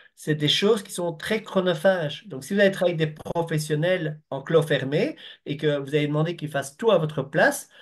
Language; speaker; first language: French; native; French